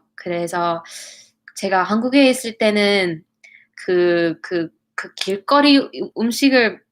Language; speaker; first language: Korean; non-native, learner; English